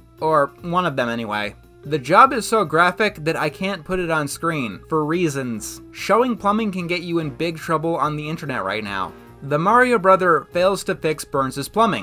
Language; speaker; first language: English; native; English